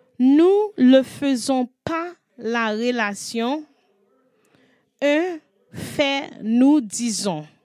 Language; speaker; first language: French; non-native, learner; English